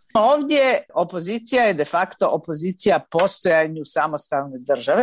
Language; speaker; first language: Serbian; native; Serbian